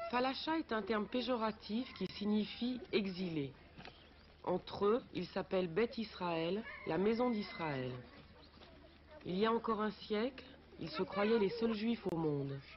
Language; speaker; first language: French; native; French